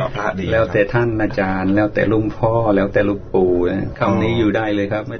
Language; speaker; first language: Thai; non-native, fluent; English